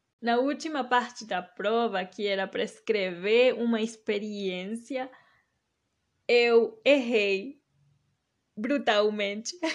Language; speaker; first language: Portuguese; early bilingual, heritage; Portuguese